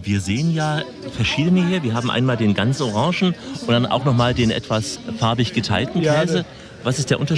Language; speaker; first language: German; native; German